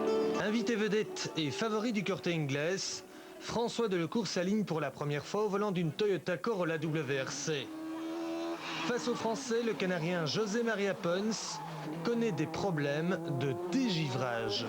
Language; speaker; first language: French; native; French